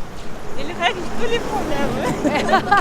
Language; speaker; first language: French; non-native, fluent; Russian